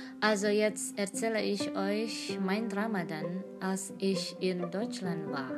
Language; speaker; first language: German; non-native, learner; Indonesian